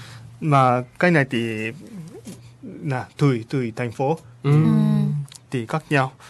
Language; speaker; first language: Vietnamese; non-native, learner; Japanese